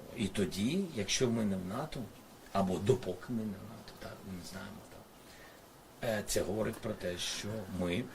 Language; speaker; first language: Ukrainian; non-native, local second language; Russian